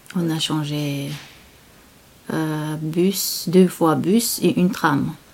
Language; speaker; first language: French; non-native, learner; Chechen